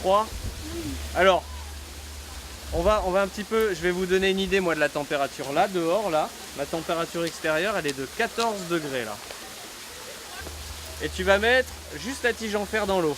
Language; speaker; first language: French; native; French